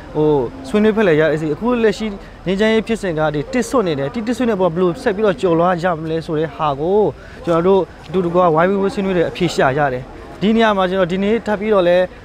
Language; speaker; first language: Burmese; non-native, local second language; S'gaw Karen